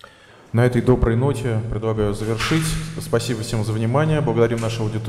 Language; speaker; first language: Russian; native; Russian